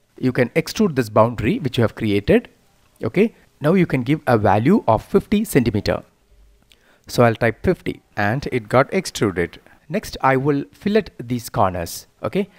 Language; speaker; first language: English; non-native, local second language; Malayalam